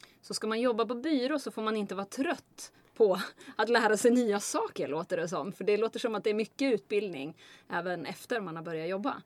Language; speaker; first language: Swedish; native; Swedish